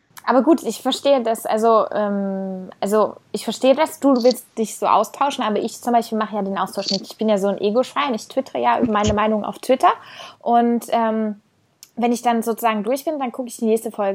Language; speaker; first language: German; native; German